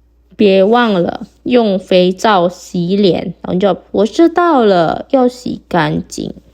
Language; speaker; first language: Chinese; non-native, fluent; Indonesian